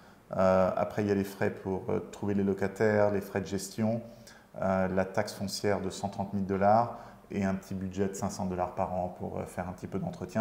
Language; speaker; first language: French; native; French